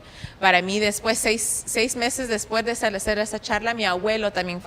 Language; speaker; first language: Spanish; early bilingual, heritage; Spanish